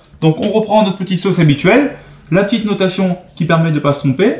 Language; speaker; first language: French; native; French